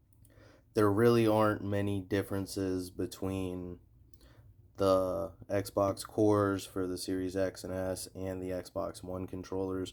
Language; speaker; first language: English; native; English